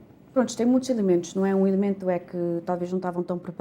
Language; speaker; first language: Portuguese; early bilingual, other home language; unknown